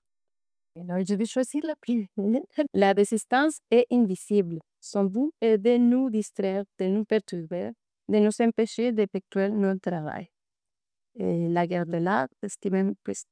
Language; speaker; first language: French; non-native, fluent; Spanish